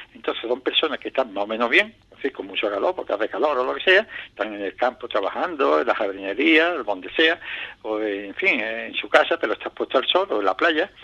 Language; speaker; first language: Spanish; native; Spanish